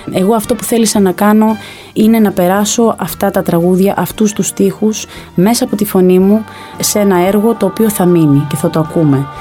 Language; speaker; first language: Greek; early bilingual, heritage; Greek